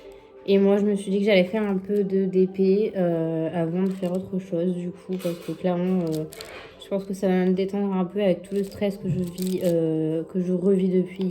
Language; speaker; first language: French; native; French